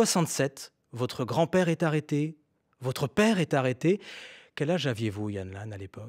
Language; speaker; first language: French; native; French